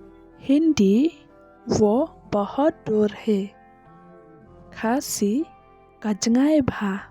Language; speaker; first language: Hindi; non-native, local second language; Khasi